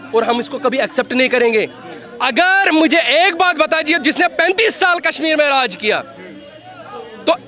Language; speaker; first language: Hindi; native; Hindi